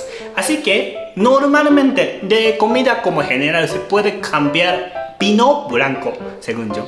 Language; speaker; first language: Spanish; non-native, learner; Japanese